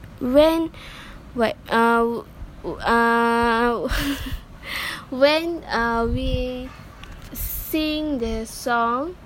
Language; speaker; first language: English; non-native, learner; Malay